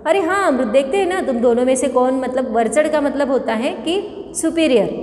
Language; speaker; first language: Hindi; non-native, local second language; Marathi